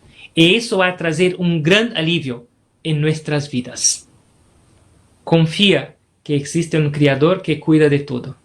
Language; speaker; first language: Spanish; non-native, fluent; Portuguese